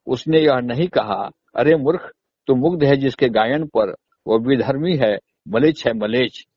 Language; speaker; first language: Hindi; native; Hindi